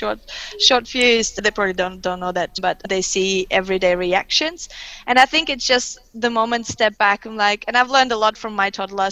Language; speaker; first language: English; non-native, fluent; Russian